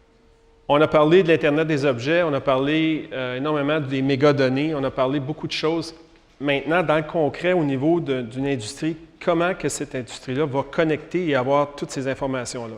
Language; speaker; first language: French; native; French